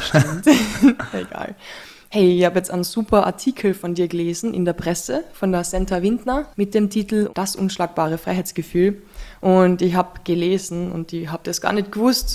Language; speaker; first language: German; native; German